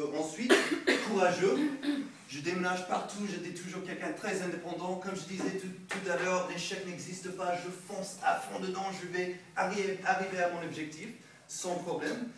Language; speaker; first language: French; non-native, fluent; English